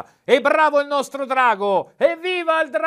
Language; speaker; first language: Italian; native; Italian